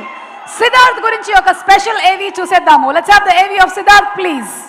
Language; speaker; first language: Telugu; native; Telugu